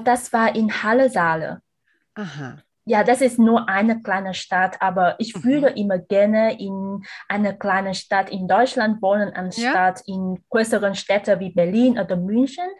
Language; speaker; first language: German; non-native, learner; Vietnamese